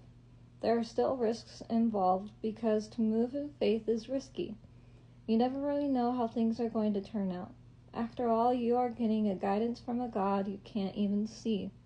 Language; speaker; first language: English; native; English